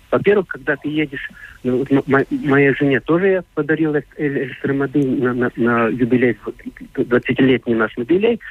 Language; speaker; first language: Russian; non-native, local second language; Latvian